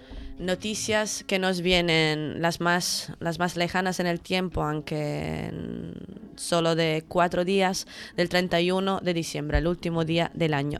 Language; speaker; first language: Spanish; native; Spanish